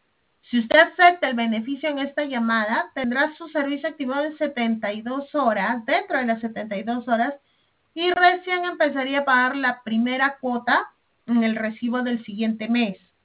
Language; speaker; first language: Spanish; native; Spanish